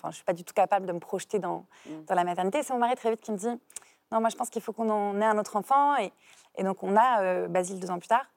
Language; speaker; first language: French; native; French